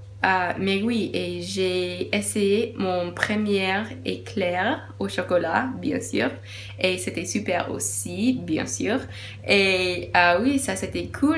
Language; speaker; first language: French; non-native, learner; English